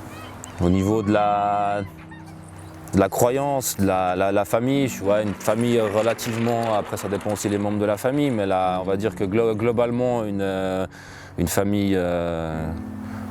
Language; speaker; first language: French; native; French